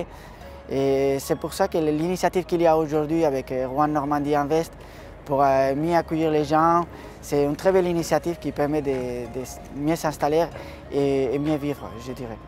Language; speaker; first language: French; non-native, fluent; Spanish